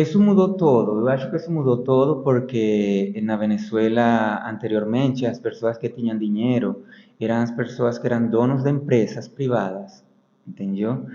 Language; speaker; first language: Portuguese; non-native, fluent; Spanish